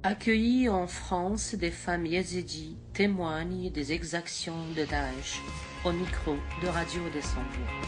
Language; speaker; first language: French; native; French